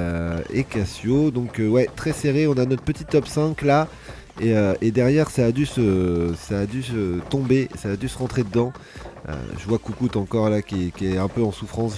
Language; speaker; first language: French; native; French